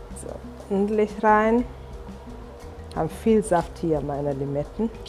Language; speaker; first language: German; non-native, fluent; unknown